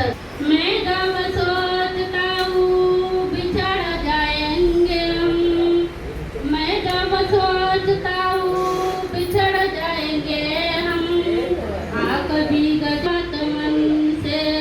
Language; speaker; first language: Hindi; non-native, local second language; Marathi